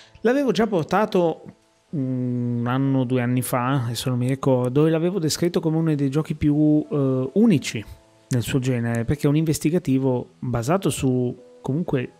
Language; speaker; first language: Italian; native; Italian